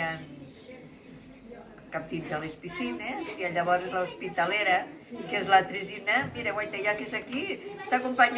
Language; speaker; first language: Catalan; native; Catalan